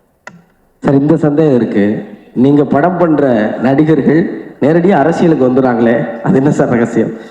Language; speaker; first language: Tamil; native; Tamil